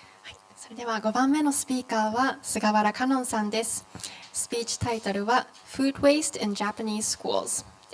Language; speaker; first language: Japanese; native; Japanese